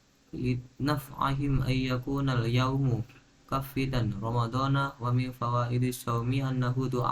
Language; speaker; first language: Arabic; non-native, learner; Indonesian